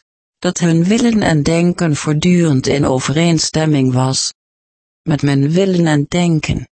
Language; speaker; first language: Dutch; native; Dutch